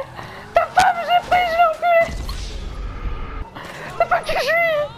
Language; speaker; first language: French; native; French